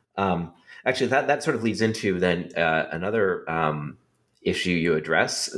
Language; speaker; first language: English; native; English